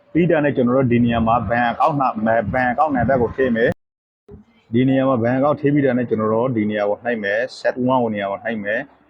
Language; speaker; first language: Burmese; non-native, local second language; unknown